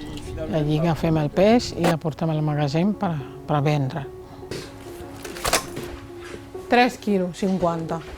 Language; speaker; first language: Catalan; non-native, fluent; Fula